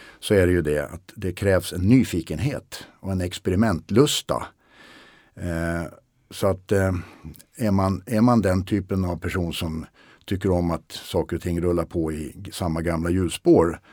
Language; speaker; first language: Swedish; native; Swedish